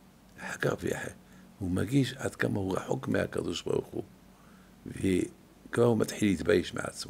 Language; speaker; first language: Hebrew; non-native, fluent; French